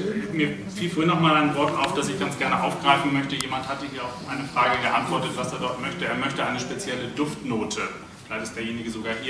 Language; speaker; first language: German; native; German